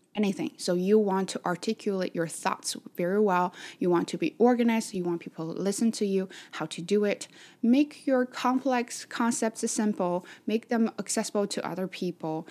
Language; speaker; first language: English; non-native, fluent; Chinese